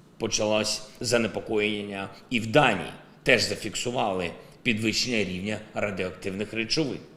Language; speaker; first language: Ukrainian; non-native, local second language; Russian